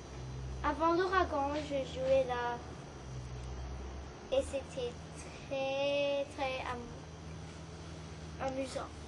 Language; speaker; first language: French; early bilingual, heritage; English